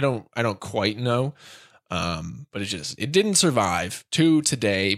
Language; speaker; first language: English; native; English